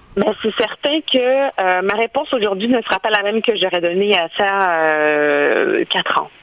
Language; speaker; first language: French; early bilingual, other home language; Haitian Creole